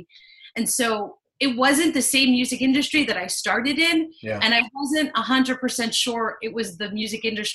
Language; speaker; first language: English; native; English